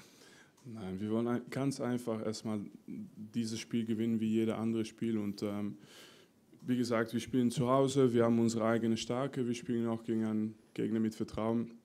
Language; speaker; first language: German; non-native, fluent; French